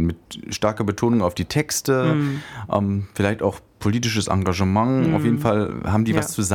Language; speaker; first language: German; native; German